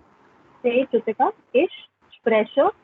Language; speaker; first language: German; non-native, learner; Hindi